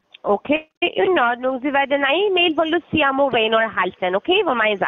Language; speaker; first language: German; non-native, fluent; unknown